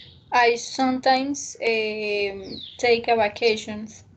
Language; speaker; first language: English; non-native, learner; Spanish